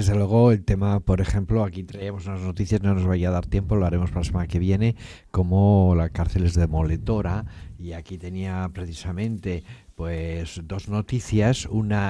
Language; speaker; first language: Spanish; native; Spanish